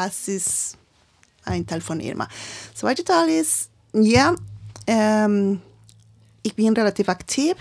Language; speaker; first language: German; non-native, learner; Spanish